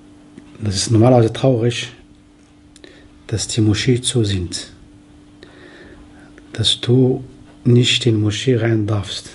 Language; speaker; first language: German; non-native, fluent; Arabic